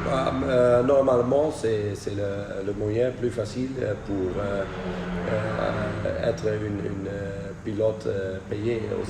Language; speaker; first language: French; non-native, fluent; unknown